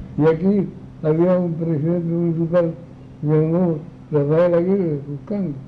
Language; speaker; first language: Spanish; native; Spanish